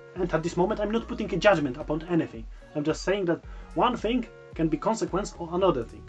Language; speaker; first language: English; non-native, fluent; Polish